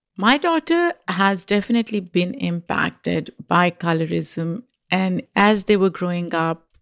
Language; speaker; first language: English; non-native, local second language; Urdu